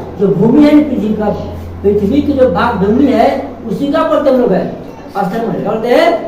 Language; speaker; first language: Hindi; native; Hindi